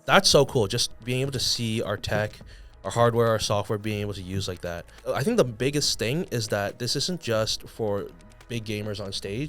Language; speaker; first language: English; native; English